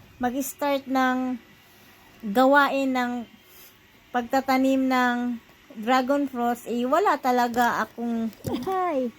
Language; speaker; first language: Filipino; non-native, local second language; Cebuano